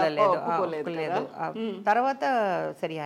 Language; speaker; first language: Telugu; non-native, local second language; Tamil